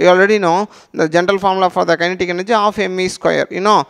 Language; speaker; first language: English; non-native, local second language; Tamil